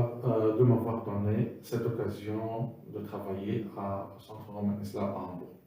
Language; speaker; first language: French; non-native, local second language; Arabic